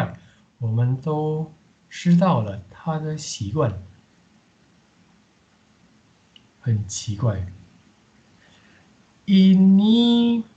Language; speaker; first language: Chinese; non-native, fluent; Indonesian